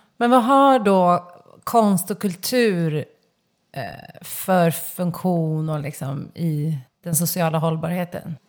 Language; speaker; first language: Swedish; native; Swedish